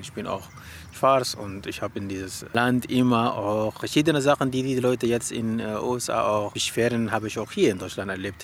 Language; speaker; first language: German; non-native, learner; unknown